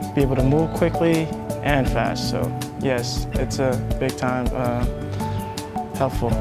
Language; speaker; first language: English; non-native, fluent; Samoan